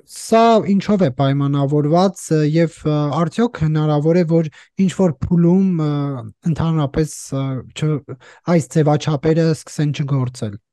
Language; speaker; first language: Armenian; native; Armenian